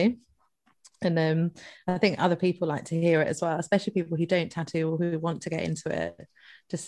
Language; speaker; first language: English; non-native, local second language; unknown